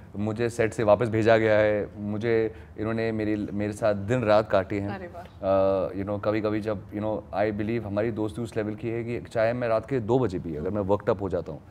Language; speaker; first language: Hindi; native; Hindi